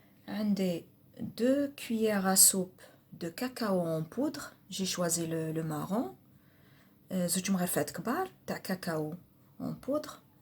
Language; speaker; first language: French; non-native, local second language; Arabic